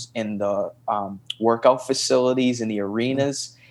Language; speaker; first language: English; native; English